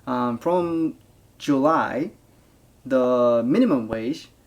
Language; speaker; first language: English; non-native, fluent; Japanese